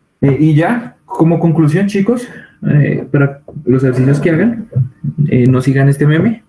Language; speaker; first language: Spanish; native; Spanish